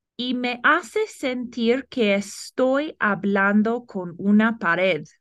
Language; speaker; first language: Spanish; non-native, fluent; English